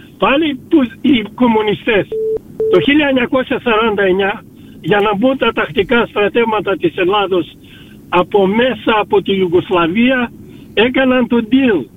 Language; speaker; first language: Greek; early bilingual, heritage; Greek